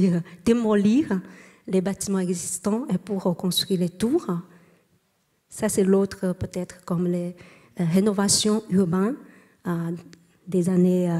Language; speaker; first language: French; non-native, learner; Chinese